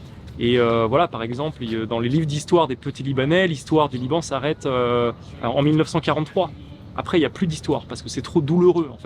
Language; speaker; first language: French; native; French